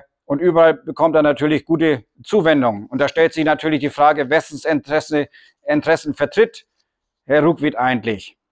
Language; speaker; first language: German; native; German